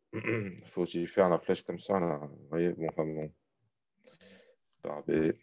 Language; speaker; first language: French; native; French